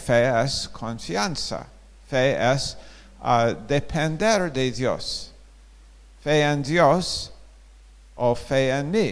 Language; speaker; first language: Spanish; non-native, fluent; English